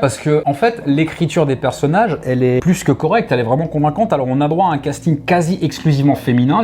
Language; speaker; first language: French; native; French